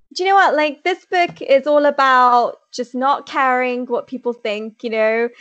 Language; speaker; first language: English; native; English